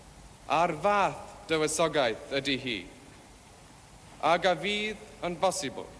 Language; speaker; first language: Welsh; non-native, learner; English